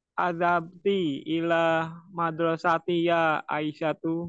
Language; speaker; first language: Indonesian; non-native, learner; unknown